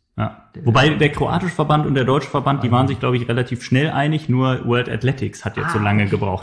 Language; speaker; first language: German; native; German